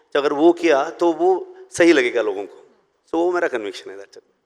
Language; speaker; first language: Hindi; non-native, local second language; Kannada